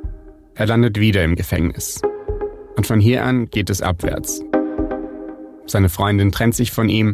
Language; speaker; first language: German; native; German